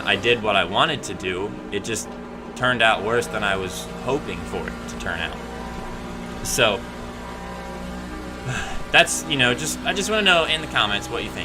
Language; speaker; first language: English; native; English